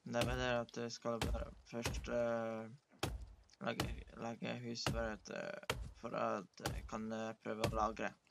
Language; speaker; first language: Norwegian; early bilingual, other home language; Polish